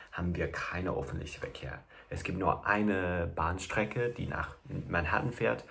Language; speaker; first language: German; non-native, learner; English